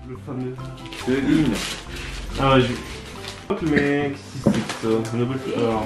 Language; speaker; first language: French; native; French